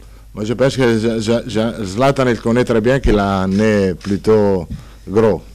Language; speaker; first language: French; non-native, learner; Italian